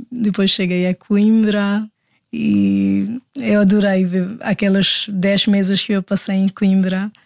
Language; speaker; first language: Portuguese; non-native, fluent; Hindi